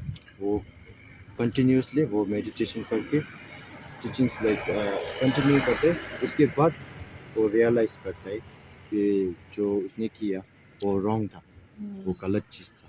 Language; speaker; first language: Hindi; non-native, fluent; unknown